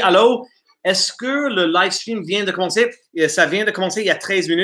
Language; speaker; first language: French; non-native, local second language; English